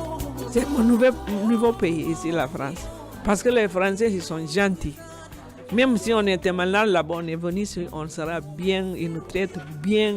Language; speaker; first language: French; non-native, learner; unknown